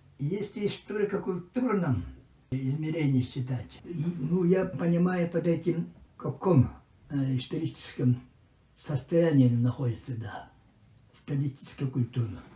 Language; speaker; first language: Russian; non-native, local second language; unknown